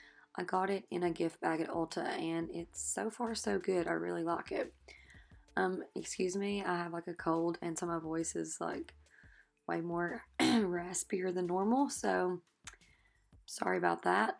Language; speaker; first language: English; native; English